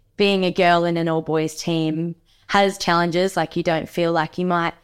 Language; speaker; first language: English; native; English